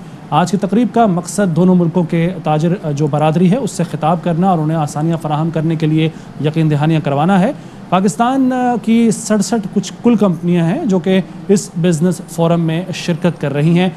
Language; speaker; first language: Urdu; native; Urdu